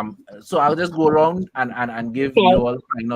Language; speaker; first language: English; native; English